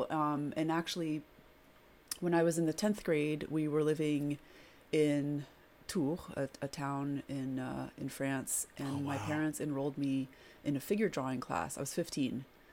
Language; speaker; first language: English; early bilingual, other home language; French